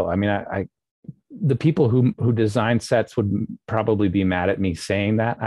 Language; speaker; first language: English; native; English